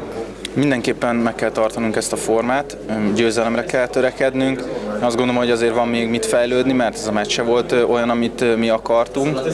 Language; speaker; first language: Hungarian; native; Hungarian